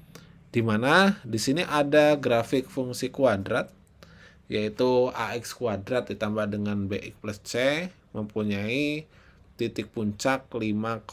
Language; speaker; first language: Indonesian; native; Indonesian